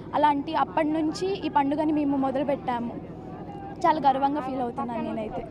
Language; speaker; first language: Telugu; non-native, local second language; Lambadi